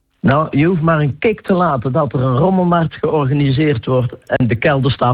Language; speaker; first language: Dutch; native; Dutch